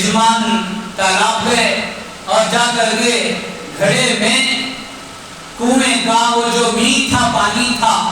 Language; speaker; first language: Urdu; native; Urdu